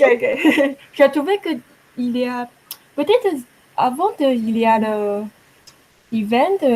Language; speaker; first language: French; non-native, learner; Chinese